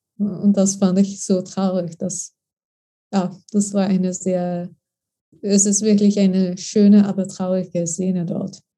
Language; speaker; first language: German; non-native, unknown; Swedish